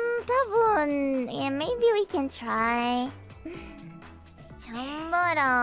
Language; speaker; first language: English; non-native, learner; Indonesian